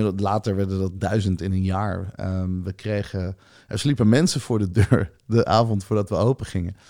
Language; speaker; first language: Dutch; early bilingual, other home language; Hebrew